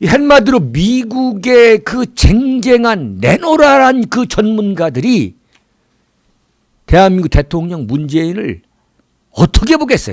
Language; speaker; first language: Korean; native; Korean